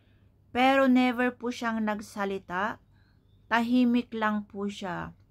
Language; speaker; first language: Filipino; native; Filipino